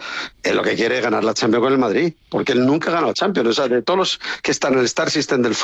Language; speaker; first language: Spanish; native; Spanish